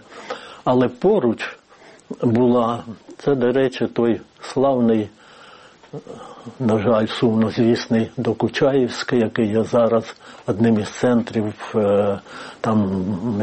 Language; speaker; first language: Ukrainian; native; Ukrainian